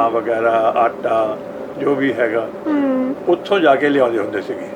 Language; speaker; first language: Punjabi; native; Punjabi